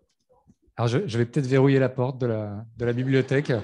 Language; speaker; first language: French; native; French